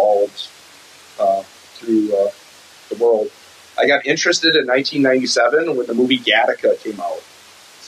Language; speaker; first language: English; native; English